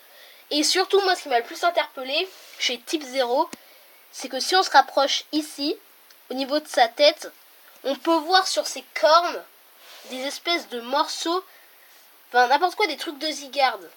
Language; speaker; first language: French; native; French